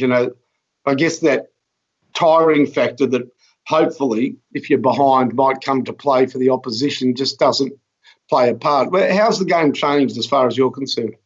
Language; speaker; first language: English; native; English